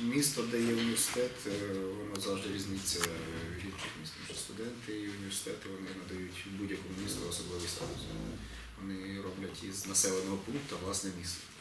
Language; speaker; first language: Ukrainian; native; Ukrainian